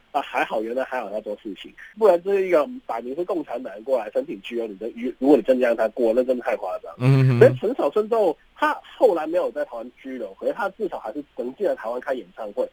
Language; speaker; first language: Chinese; non-native, fluent; Cantonese